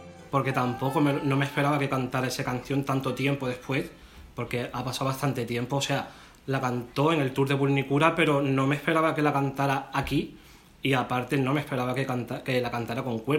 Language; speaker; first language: Spanish; native; Spanish